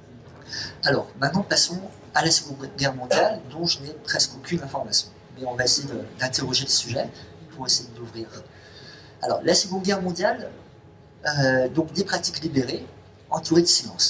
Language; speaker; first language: French; native; French